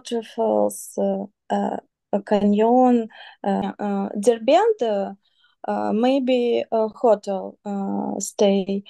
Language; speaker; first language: English; non-native, learner; Russian